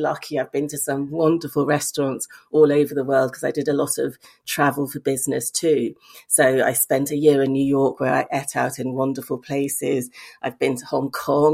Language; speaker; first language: English; native; English